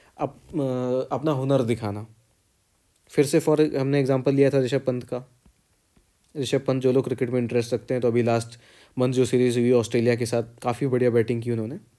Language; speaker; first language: Hindi; native; Hindi